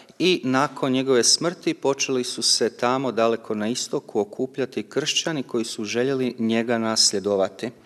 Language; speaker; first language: Croatian; native; Croatian